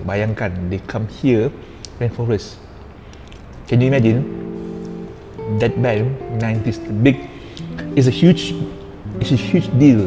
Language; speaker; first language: English; non-native, local second language; Malay